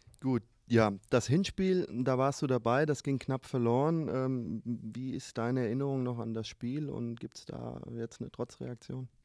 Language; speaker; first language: German; native; German